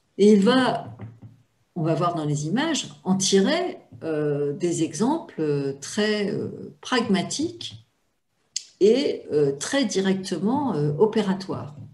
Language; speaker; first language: French; native; French